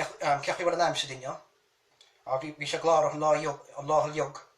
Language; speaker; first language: Irish; native; Irish